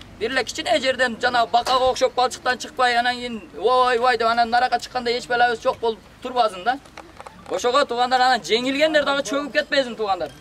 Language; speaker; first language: Kyrgyz; native; Kyrgyz